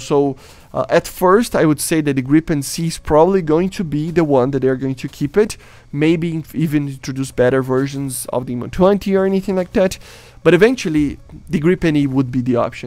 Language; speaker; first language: English; non-native, fluent; Portuguese